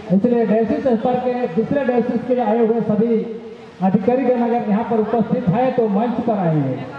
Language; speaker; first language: Hindi; non-native, local second language; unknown